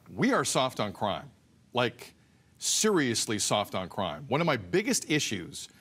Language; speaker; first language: English; native; English